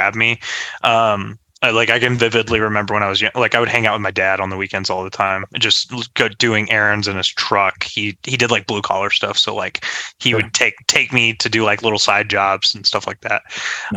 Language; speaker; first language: English; native; English